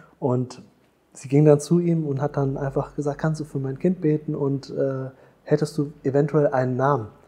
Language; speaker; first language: German; early bilingual, other home language; Tamil